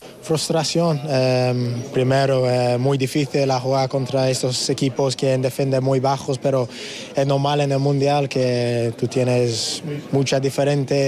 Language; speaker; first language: Spanish; non-native, learner; English